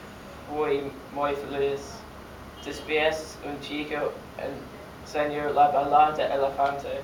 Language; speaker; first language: Spanish; non-native, learner; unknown